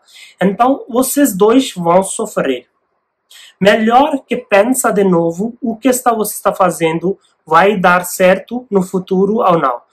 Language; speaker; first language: Portuguese; non-native, learner; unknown